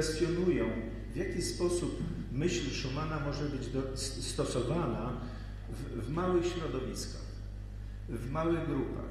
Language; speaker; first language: Polish; native; Polish